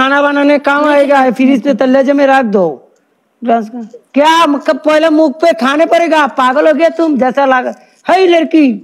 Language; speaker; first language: Hindi; non-native, learner; Bangla